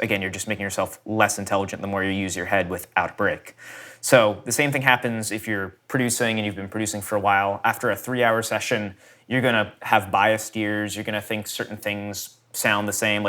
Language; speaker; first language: English; native; English